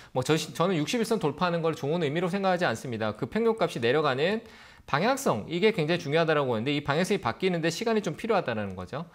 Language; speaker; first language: Korean; native; Korean